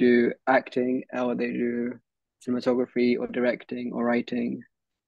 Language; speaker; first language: English; early bilingual, other home language; Hindi